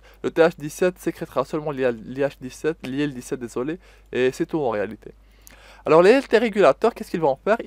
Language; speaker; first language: French; non-native, local second language; Arabic